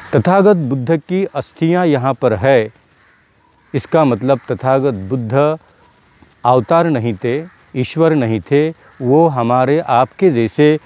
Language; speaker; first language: Hindi; non-native, local second language; Marathi